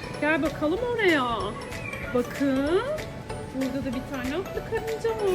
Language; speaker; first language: Turkish; native; Turkish